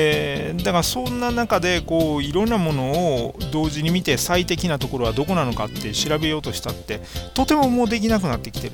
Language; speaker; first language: Japanese; native; Japanese